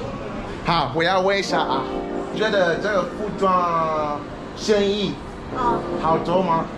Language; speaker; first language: Chinese; non-native, learner; English